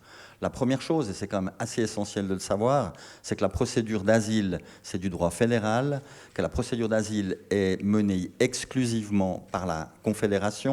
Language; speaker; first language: French; native; French